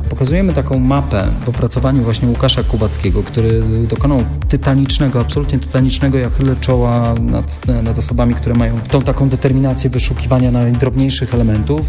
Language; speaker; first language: Polish; native; Polish